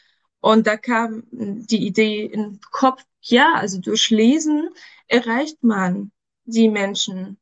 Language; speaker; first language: German; non-native, fluent; Arabic